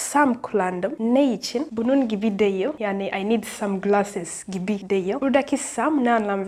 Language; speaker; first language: Turkish; non-native, learner; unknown